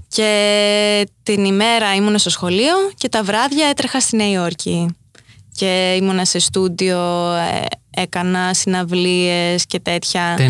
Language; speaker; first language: Greek; early bilingual, heritage; Greek